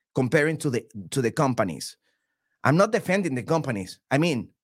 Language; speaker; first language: English; non-native, fluent; Spanish